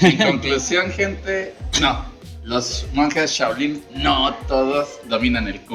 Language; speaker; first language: Spanish; native; Spanish